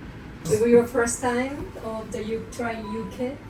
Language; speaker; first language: English; non-native, learner; Japanese